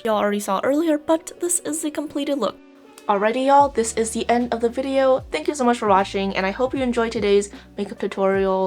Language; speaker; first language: English; native; English